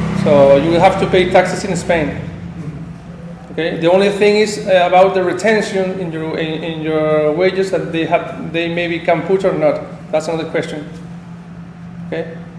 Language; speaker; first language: English; non-native, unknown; Spanish